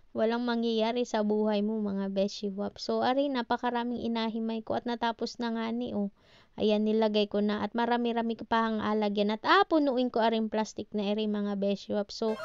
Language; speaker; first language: Filipino; native; Filipino